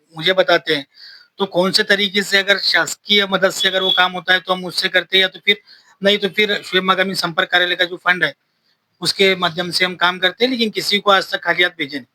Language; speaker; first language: Hindi; native; Hindi